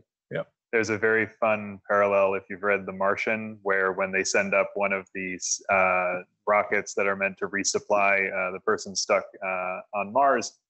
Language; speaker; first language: English; native; English